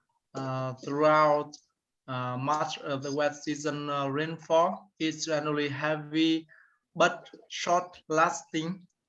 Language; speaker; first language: English; non-native, learner; Vietnamese